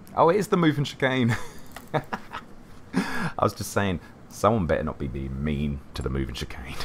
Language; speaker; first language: English; native; English